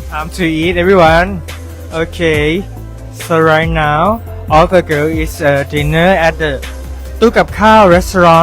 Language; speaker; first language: English; non-native, learner; Thai